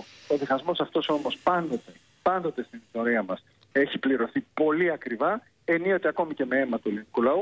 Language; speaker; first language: Greek; native; Greek